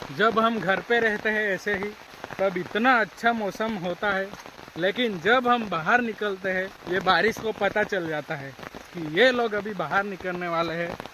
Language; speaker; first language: Hindi; non-native, local second language; Gujarati